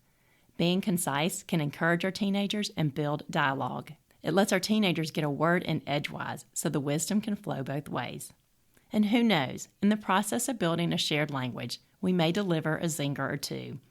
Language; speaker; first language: English; native; English